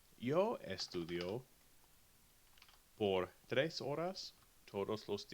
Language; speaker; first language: Spanish; non-native, fluent; English